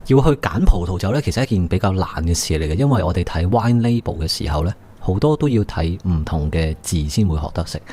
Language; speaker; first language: Cantonese; native; Cantonese